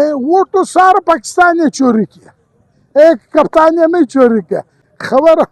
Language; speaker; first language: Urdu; non-native, local second language; Pashto